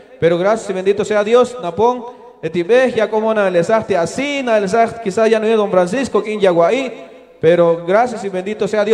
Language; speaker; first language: Spanish; non-native, local second language; Kaqchikel